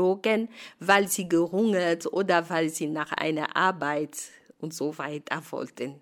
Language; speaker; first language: German; non-native, fluent; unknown